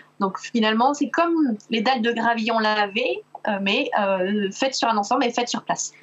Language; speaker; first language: French; native; French